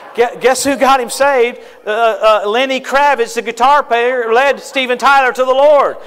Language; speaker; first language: English; native; English